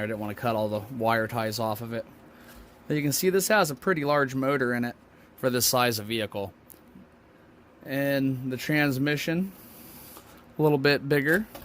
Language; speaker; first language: English; native; English